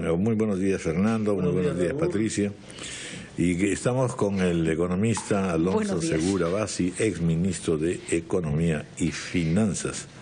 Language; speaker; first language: Spanish; native; Spanish